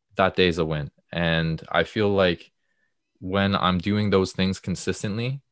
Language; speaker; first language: English; native; English